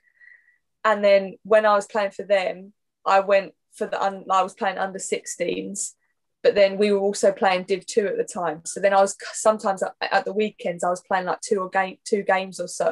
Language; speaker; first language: English; native; English